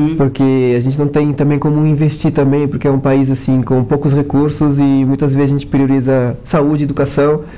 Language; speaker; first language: Portuguese; non-native, local second language; Kabuverdianu